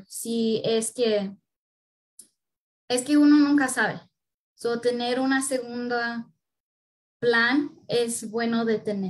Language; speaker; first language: Spanish; early bilingual, heritage; Spanish